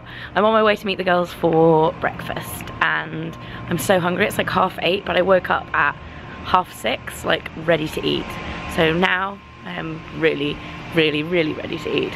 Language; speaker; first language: English; native; English